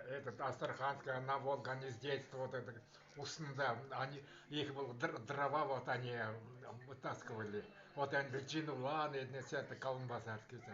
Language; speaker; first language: Russian; non-native, local second language; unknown